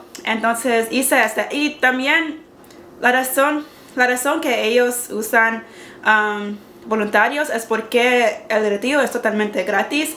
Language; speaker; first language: Spanish; non-native, learner; English